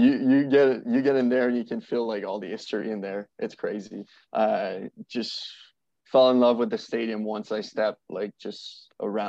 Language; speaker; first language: English; non-native, fluent; French